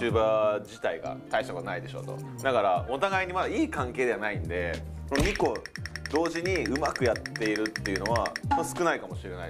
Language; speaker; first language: Japanese; native; Japanese